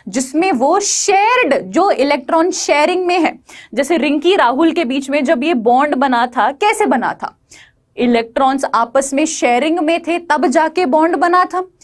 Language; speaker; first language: Hindi; native; Hindi